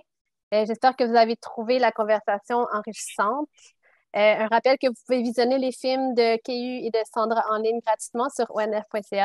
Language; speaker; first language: French; native; French